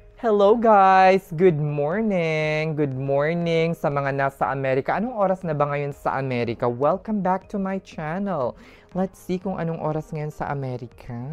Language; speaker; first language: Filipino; non-native, local second language; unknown